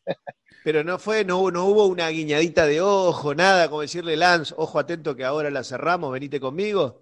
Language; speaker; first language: Spanish; native; Spanish